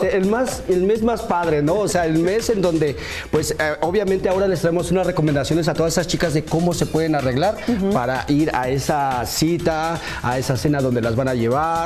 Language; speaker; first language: Spanish; native; Spanish